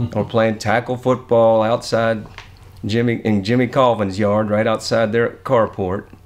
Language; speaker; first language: English; native; English